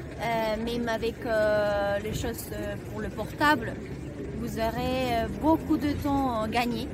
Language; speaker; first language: French; non-native, fluent; Spanish